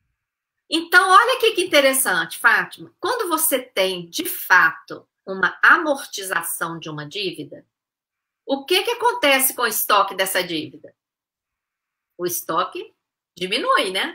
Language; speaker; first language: Portuguese; native; Portuguese